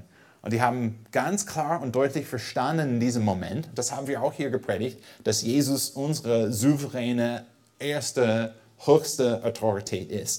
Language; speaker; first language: German; non-native, fluent; English